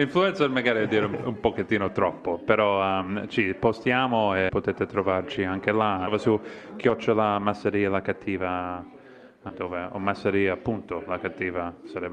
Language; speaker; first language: Italian; non-native, fluent; English